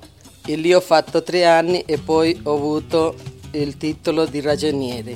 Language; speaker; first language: Italian; early bilingual, heritage; Italian